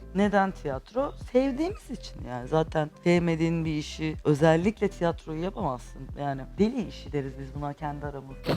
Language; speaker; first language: Turkish; native; Turkish